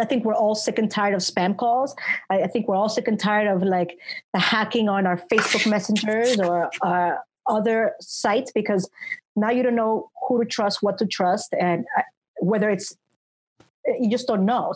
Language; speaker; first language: English; early bilingual, other home language; Spanish